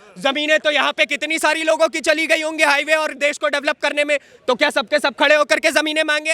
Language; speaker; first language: Hindi; native; Hindi